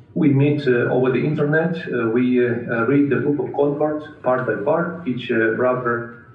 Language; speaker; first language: English; non-native, fluent; Ukrainian